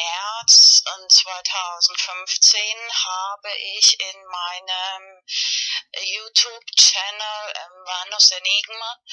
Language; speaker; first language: German; non-native, learner; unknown